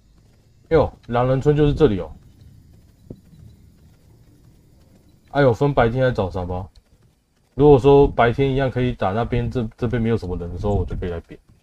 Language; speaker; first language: Chinese; native; Chinese